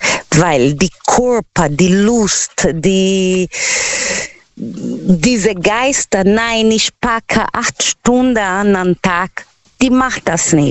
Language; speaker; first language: German; non-native, learner; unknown